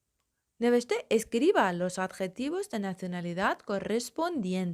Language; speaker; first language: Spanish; non-native, fluent; Persian